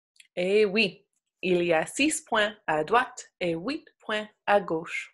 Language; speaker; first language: French; non-native, local second language; English